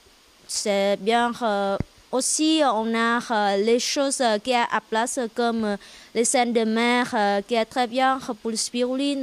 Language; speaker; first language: French; non-native, learner; Vietnamese